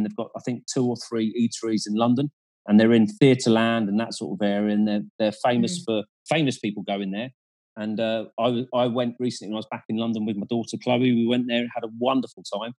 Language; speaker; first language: English; native; English